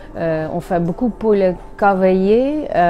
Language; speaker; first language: French; non-native, learner; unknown